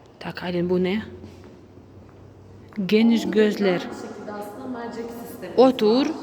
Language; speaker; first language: Turkish; non-native, learner; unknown